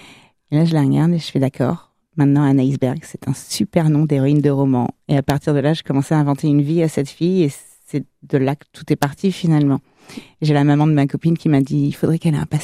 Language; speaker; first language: French; native; French